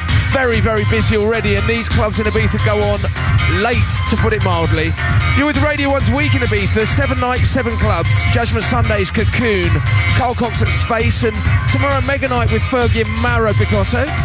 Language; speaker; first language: English; native; English